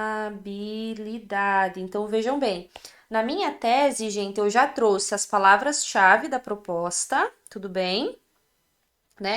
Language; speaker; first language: Portuguese; native; Portuguese